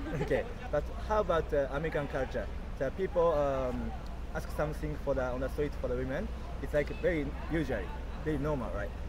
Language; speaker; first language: English; non-native, learner; Japanese